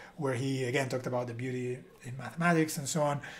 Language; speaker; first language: English; non-native, fluent; Spanish